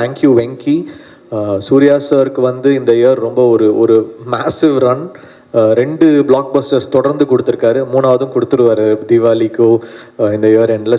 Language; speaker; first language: Tamil; native; Tamil